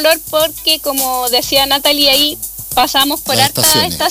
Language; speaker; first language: Spanish; native; Spanish